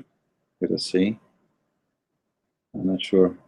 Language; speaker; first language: English; non-native, fluent; Arabic